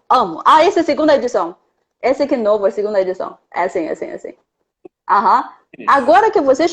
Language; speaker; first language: Portuguese; non-native, fluent; Chinese